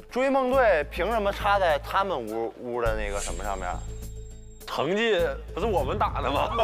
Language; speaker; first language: Chinese; native; Chinese